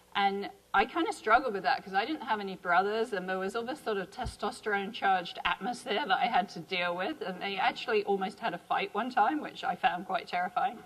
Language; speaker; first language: English; native; English